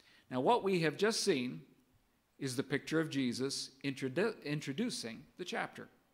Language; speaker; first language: English; native; English